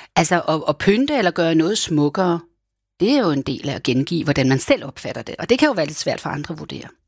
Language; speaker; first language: Danish; native; Danish